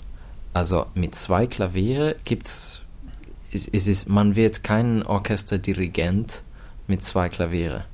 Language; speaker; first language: German; non-native, fluent; Finnish